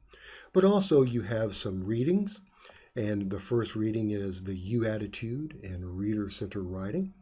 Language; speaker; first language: English; native; English